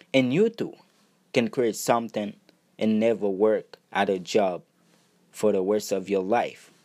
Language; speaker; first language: English; non-native, fluent; Haitian Creole